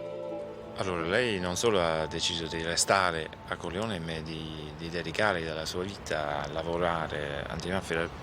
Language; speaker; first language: Italian; non-native, fluent; English